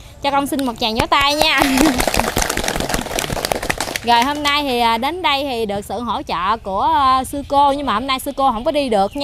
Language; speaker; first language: Vietnamese; native; Vietnamese